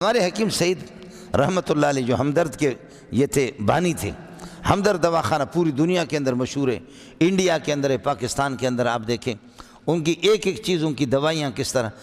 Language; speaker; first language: Urdu; non-native, local second language; Brahui